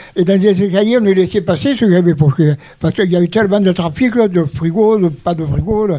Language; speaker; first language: French; native; French